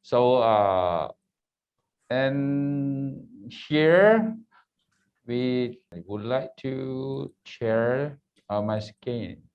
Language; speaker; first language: English; non-native, learner; Thai